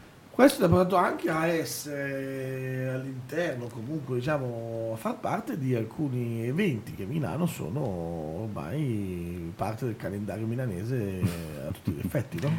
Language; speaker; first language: Italian; native; Italian